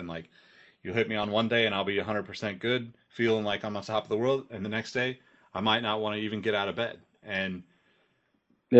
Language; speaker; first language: English; native; English